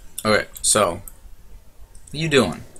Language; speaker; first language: English; native; English